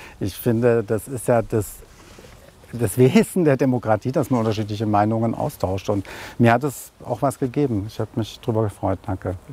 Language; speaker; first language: German; native; German